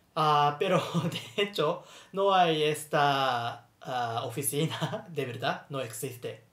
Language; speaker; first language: Spanish; non-native, learner; Japanese